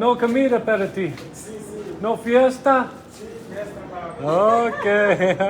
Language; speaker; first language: Spanish; non-native, learner; English